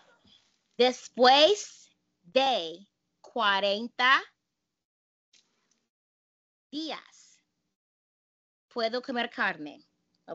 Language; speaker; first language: Spanish; non-native, fluent; English